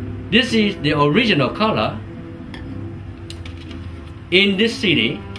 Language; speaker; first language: English; non-native, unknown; Vietnamese